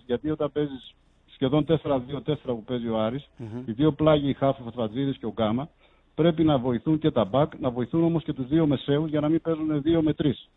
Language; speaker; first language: Greek; native; Greek